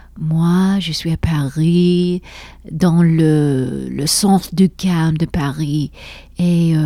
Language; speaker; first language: French; non-native, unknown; Persian